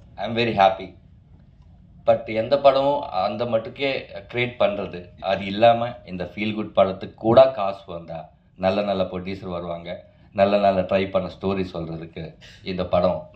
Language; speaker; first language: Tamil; non-native, learner; Telugu